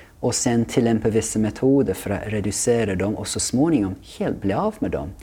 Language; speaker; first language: Swedish; non-native, fluent; English